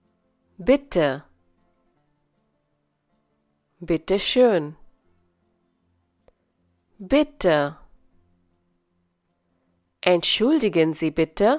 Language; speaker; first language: German; non-native, fluent; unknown